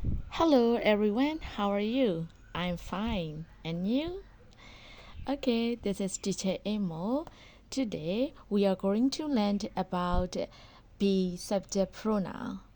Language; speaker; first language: English; non-native, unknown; Burmese